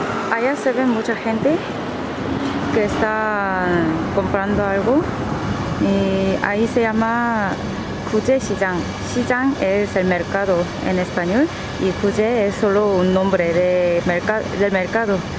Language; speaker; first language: Spanish; non-native, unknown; Korean